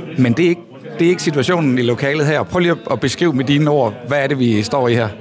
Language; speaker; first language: Danish; native; Danish